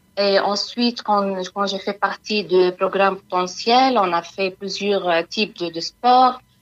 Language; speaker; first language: French; non-native, fluent; Arabic